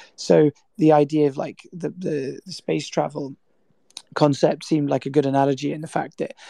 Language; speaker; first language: English; native; English